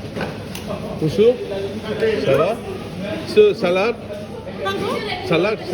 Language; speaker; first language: French; non-native, learner; Tamil